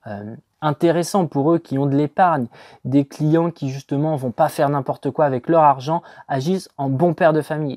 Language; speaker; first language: French; native; French